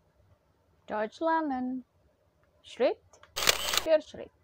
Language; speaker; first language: German; non-native, fluent; Indonesian